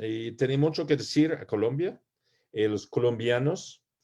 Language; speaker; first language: Spanish; non-native, learner; English